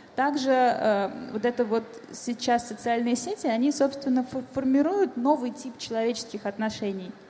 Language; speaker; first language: Russian; native; Russian